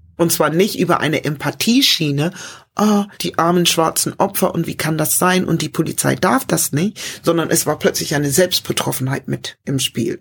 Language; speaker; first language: German; early bilingual, other home language; English